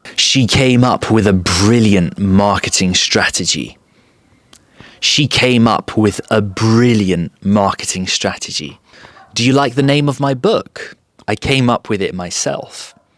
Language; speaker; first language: English; early bilingual, other home language; Polish